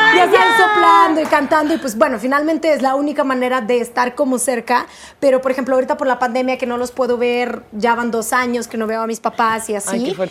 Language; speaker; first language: Spanish; non-native, fluent; Russian